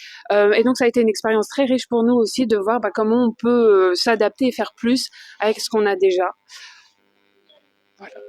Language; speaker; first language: French; native; French